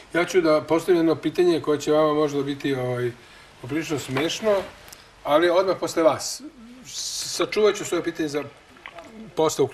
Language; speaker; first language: Croatian; native; Croatian